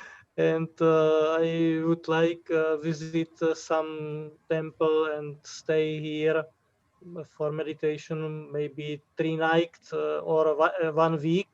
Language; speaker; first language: English; non-native, learner; Czech